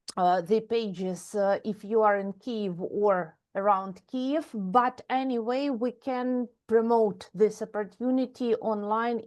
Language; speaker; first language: English; non-native, fluent; Ukrainian